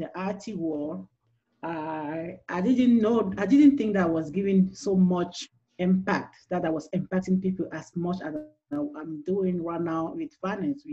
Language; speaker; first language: English; non-native, local second language; French